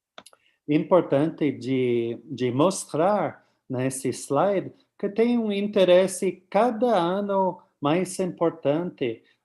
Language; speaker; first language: Portuguese; non-native, fluent; English